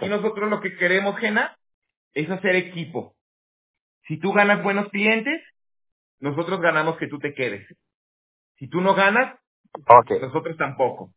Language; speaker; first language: Spanish; native; Spanish